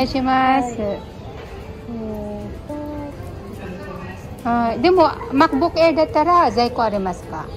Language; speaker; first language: Japanese; non-native, fluent; Filipino